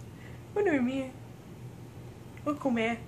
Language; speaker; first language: Portuguese; non-native, learner; English